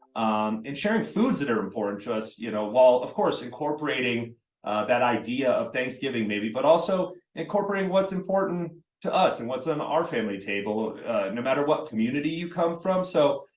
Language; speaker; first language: English; native; English